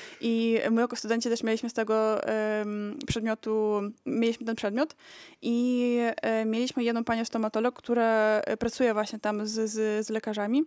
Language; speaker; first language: Polish; early bilingual, heritage; Polish